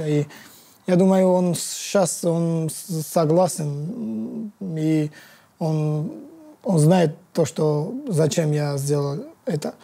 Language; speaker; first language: Russian; non-native, learner; Georgian